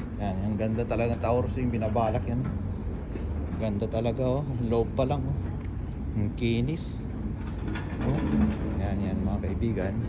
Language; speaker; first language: Filipino; non-native, local second language; Iloko